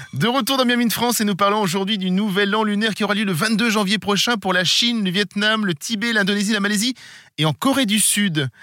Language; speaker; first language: French; native; French